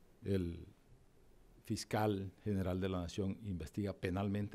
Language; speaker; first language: Spanish; native; Spanish